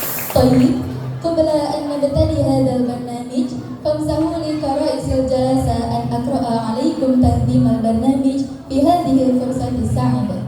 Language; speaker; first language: Arabic; non-native, learner; Indonesian